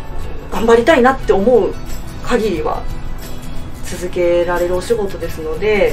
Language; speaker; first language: Japanese; native; Japanese